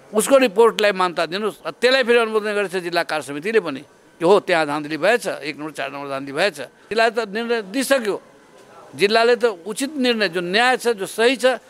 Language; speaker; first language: Nepali; non-native, local second language; Maithili